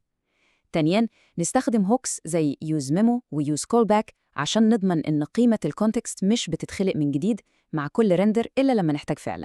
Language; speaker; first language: Arabic; native; Arabic